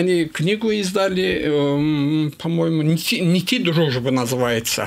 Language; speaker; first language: Russian; non-native, local second language; Azerbaijani